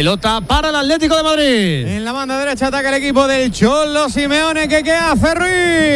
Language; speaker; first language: Spanish; native; Spanish